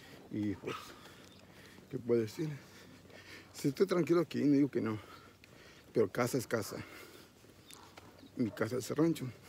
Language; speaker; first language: Spanish; early bilingual, heritage; Spanish